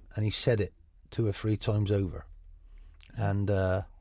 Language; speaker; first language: English; native; English